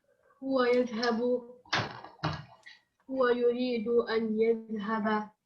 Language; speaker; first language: Arabic; non-native, learner; English